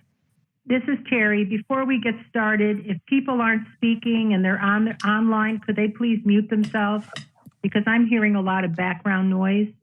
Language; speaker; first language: English; native; English